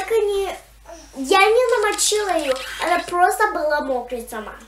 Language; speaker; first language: Russian; early bilingual, heritage; Russian